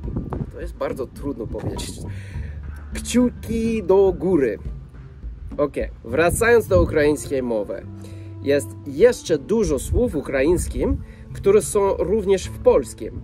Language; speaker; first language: Polish; non-native, fluent; English